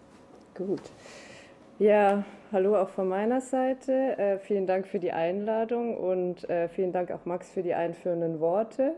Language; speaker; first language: German; native; German